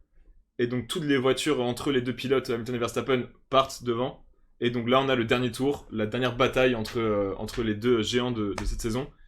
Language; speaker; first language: French; native; French